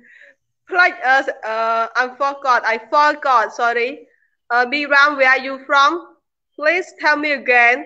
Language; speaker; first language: English; non-native, learner; Khmer